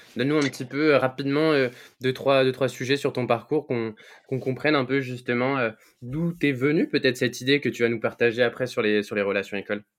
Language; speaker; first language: French; native; French